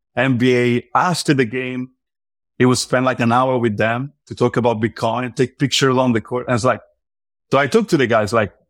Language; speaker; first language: English; non-native, fluent; Italian